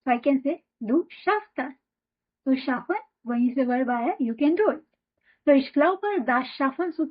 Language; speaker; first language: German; non-native, fluent; Hindi